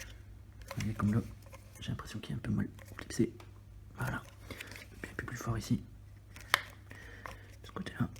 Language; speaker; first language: French; native; French